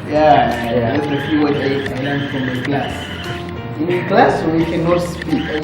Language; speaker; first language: English; non-native, local second language; Swahili